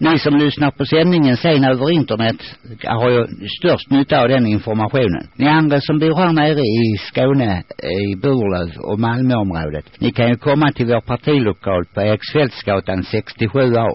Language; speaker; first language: Swedish; native; Swedish